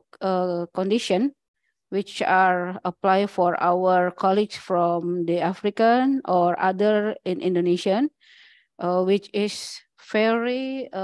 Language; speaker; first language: English; non-native, learner; Indonesian